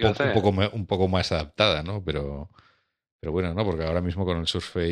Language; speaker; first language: Spanish; native; Spanish